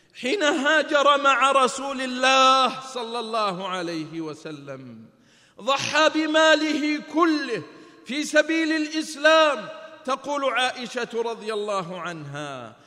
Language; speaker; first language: Arabic; native; Arabic